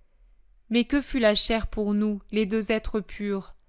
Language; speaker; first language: French; native; French